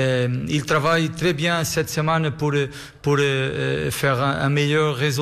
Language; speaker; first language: French; non-native, learner; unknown